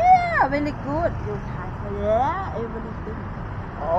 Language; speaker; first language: English; non-native, learner; Thai